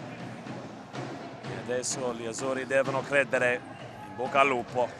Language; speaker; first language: Italian; non-native, learner; English